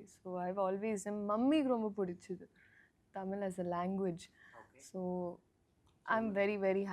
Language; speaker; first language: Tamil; non-native, learner; Telugu